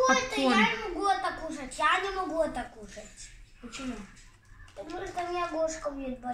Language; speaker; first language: Russian; early bilingual, heritage; Russian